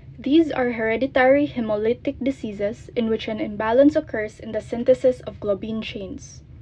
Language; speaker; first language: English; non-native, local second language; Filipino